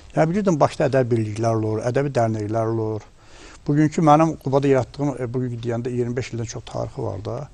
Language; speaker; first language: Azerbaijani; native; Azerbaijani